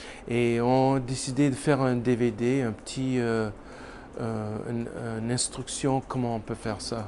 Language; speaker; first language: French; non-native, learner; English